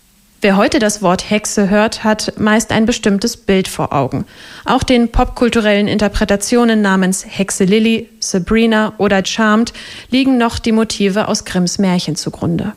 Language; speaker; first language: German; native; German